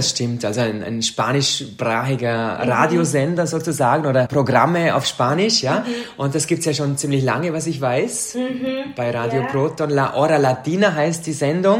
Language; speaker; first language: German; native; German